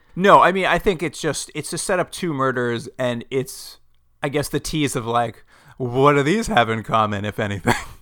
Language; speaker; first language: English; native; English